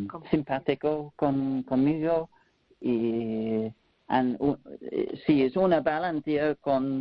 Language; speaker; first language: Spanish; non-native, learner; English